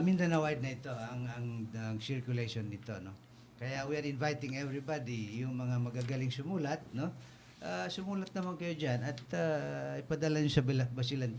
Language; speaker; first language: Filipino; non-native, local second language; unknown